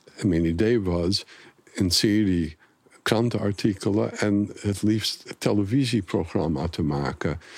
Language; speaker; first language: Dutch; non-native, fluent; English